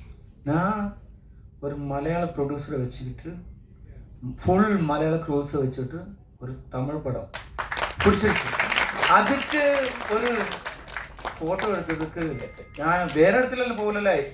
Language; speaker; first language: Tamil; non-native, learner; Malayalam